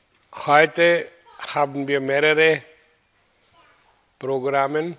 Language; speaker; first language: German; non-native, learner; Hindi